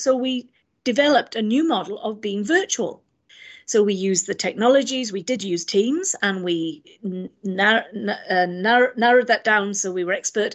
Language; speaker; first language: English; native; English